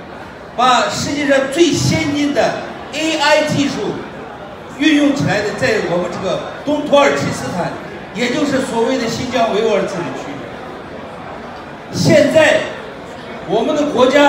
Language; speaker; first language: Chinese; non-native, local second language; Uyghur